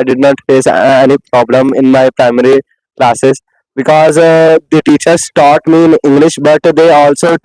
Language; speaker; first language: English; non-native, learner; Hindi